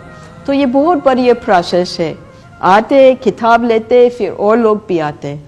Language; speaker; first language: Hindi; non-native, fluent; English